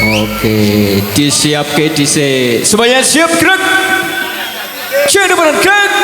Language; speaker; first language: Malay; non-native, local second language; Javanese